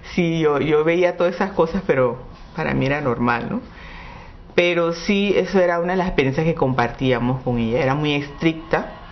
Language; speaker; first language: Spanish; non-native, local second language; English